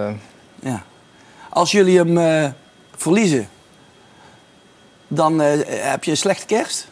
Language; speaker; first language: Dutch; native; Dutch